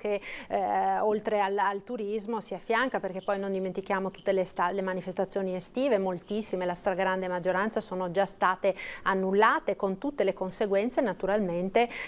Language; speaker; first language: Italian; native; Italian